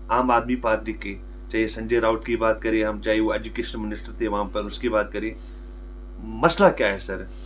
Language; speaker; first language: Hindi; non-native, local second language; Kashmiri